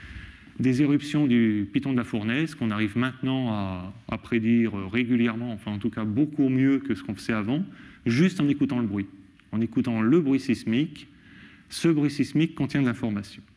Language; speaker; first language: French; native; French